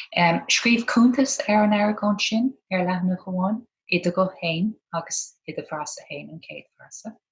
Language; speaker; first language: Irish; non-native, local second language; English